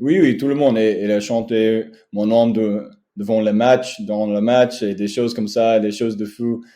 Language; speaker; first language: French; non-native, learner; English